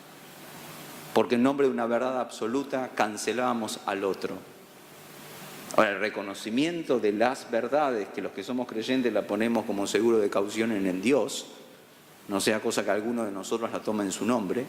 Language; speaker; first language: Spanish; native; Spanish